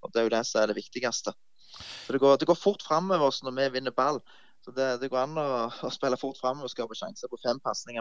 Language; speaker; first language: Norwegian; native; Norwegian